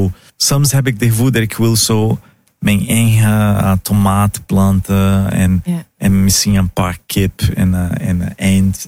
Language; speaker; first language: Dutch; non-native, fluent; Portuguese